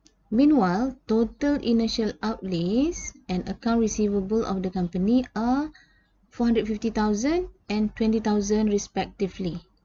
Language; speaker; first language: English; non-native, local second language; Malay